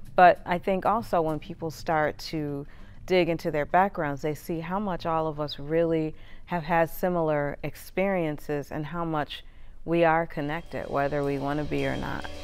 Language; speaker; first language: English; native; English